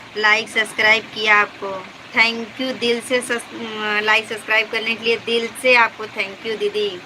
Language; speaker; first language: Hindi; native; Hindi